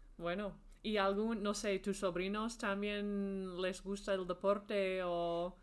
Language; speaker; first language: Spanish; non-native, fluent; English